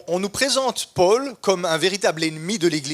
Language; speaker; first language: French; native; French